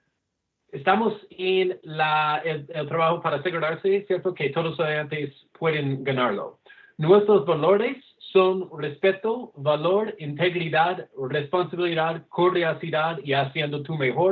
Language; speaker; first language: Spanish; non-native, fluent; English